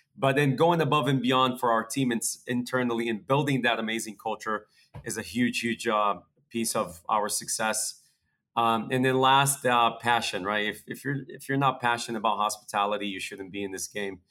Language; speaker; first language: English; early bilingual, other home language; Portuguese